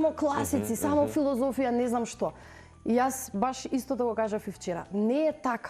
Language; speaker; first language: Macedonian; native; Macedonian